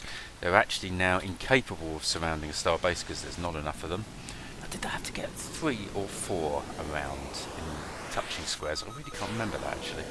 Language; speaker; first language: English; native; English